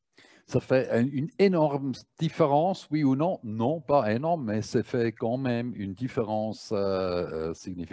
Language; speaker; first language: French; non-native, fluent; German